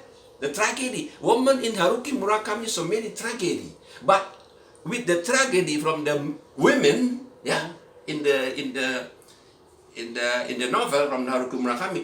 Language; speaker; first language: English; non-native, learner; Indonesian